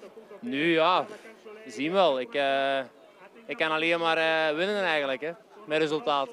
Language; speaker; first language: Dutch; native; Dutch